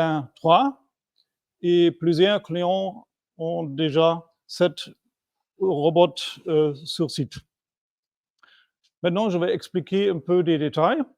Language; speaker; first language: French; non-native, fluent; German